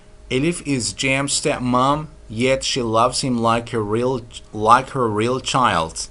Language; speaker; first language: English; non-native, fluent; Turkish